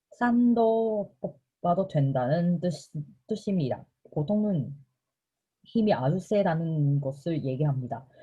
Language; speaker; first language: Korean; non-native, fluent; Chinese